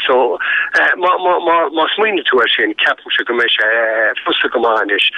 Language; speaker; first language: Irish; native; Irish